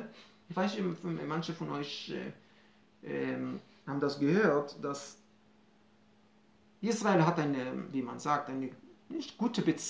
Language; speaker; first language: German; non-native, fluent; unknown